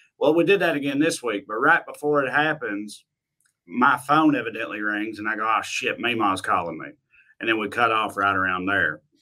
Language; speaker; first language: English; native; English